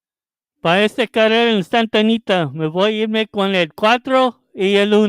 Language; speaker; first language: Spanish; early bilingual, heritage; Spanish